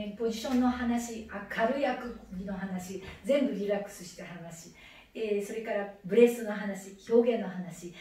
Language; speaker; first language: Italian; non-native, learner; Japanese